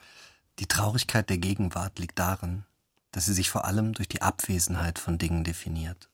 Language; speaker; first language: German; native; German